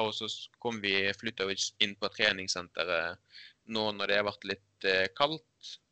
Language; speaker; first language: Norwegian; early bilingual, other home language; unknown